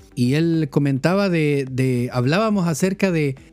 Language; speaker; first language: Spanish; native; Spanish